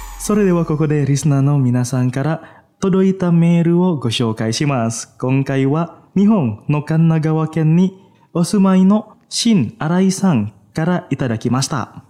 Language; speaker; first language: Japanese; non-native, fluent; Indonesian